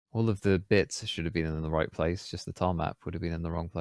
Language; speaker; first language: English; native; English